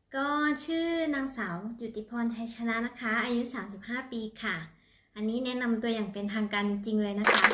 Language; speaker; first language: Thai; non-native, local second language; Northeastern Thai